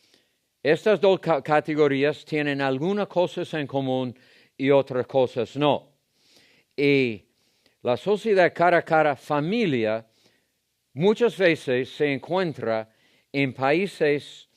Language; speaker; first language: Spanish; non-native, fluent; English